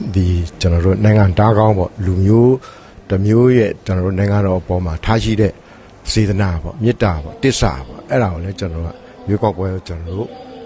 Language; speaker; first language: Burmese; non-native, local second language; Pa'o Karen